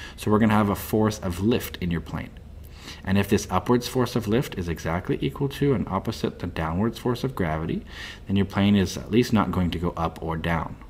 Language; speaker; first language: English; native; English